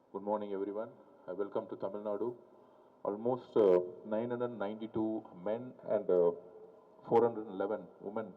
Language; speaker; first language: English; non-native, local second language; Tamil